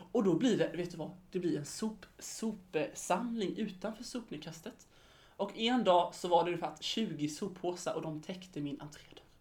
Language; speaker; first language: Swedish; native; Swedish